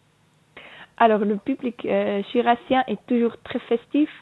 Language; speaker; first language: French; non-native, local second language; Swiss German